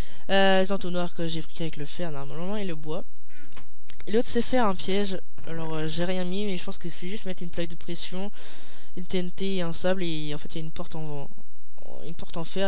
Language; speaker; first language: French; native; French